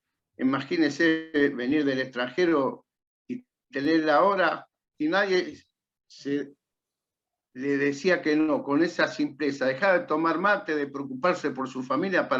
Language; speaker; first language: Spanish; native; Spanish